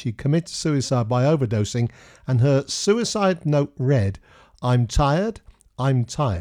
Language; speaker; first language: English; native; English